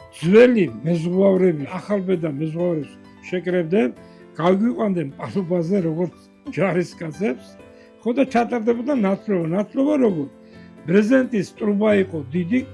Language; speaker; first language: Georgian; native; Georgian